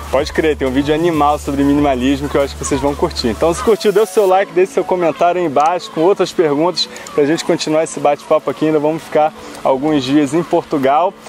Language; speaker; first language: Portuguese; native; Portuguese